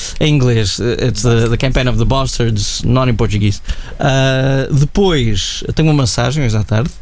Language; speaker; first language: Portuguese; early bilingual, other home language; English